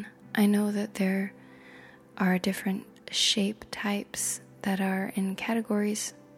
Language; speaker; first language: English; native; English